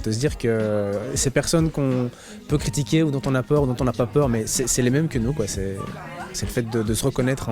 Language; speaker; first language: French; native; French